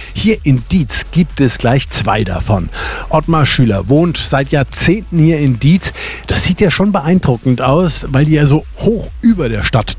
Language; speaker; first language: German; native; German